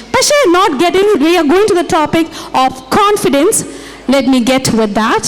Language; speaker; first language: English; non-native, local second language; Malayalam